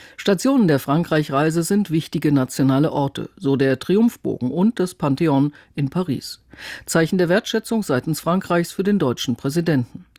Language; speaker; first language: German; native; German